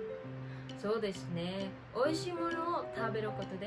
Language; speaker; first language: Japanese; non-native, fluent; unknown